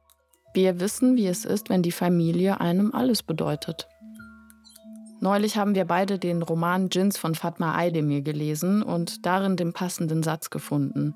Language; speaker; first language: German; native; German